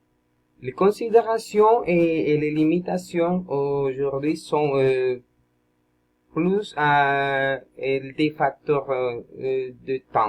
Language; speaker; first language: French; non-native, learner; Spanish